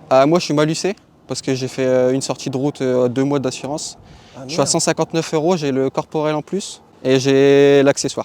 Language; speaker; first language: French; native; French